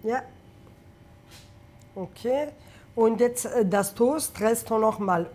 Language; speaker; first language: German; non-native, fluent; Italian